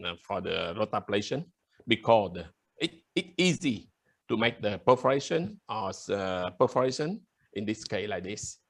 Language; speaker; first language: English; non-native, learner; Vietnamese